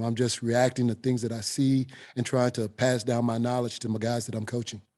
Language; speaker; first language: English; native; English